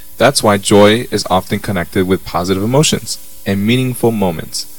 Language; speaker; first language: English; non-native, fluent; Spanish